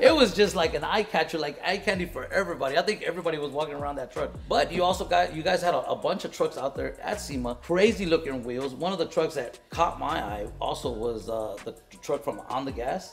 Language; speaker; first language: English; early bilingual, other home language; Spanish